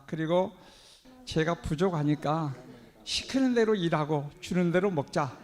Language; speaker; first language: Korean; native; Korean